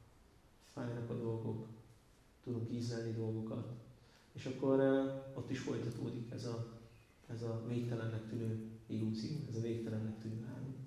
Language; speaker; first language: Hungarian; native; Hungarian